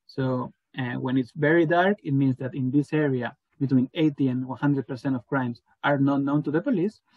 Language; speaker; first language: English; non-native, fluent; Spanish